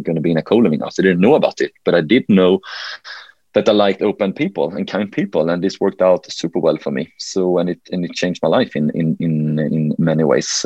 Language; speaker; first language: English; non-native, fluent; Swedish